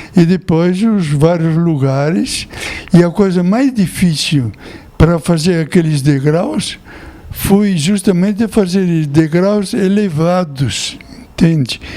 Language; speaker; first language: Portuguese; non-native, fluent; Italian